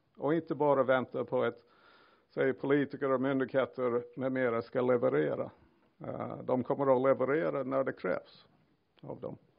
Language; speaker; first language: Swedish; non-native, fluent; English